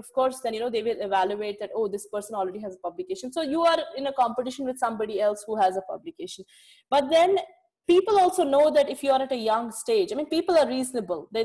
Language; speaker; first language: English; non-native, local second language; Kashmiri